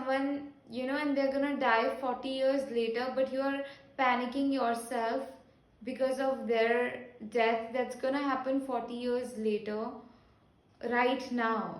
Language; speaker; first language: English; non-native, local second language; Hindi